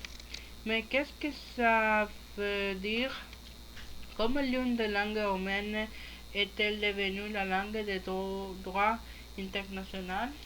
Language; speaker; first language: French; non-native, learner; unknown